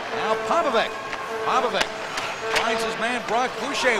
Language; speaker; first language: English; native; English